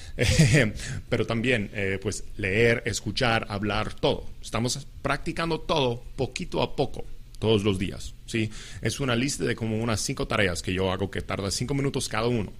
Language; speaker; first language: Spanish; non-native, fluent; English